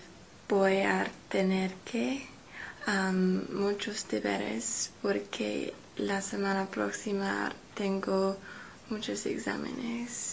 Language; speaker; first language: Spanish; non-native, learner; English